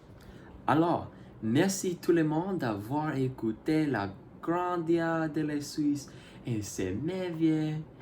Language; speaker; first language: French; non-native, learner; English